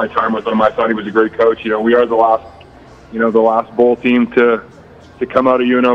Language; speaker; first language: English; native; English